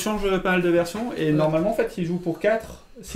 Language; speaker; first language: French; native; French